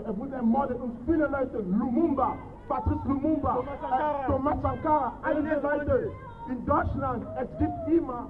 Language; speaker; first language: German; non-native, fluent; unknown